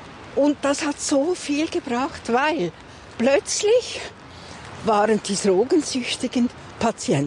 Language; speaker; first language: German; native; German